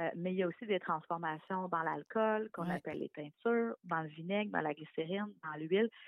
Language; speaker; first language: French; native; French